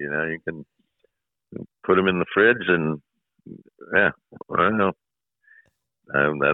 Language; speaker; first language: English; native; English